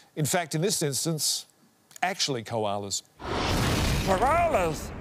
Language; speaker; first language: English; native; English